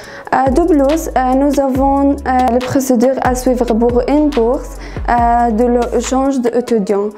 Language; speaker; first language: French; non-native, learner; Arabic